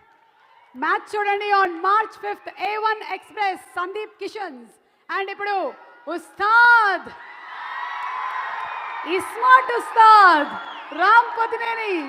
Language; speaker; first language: Telugu; native; Telugu